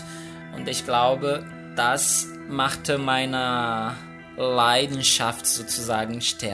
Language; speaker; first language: German; non-native, fluent; Portuguese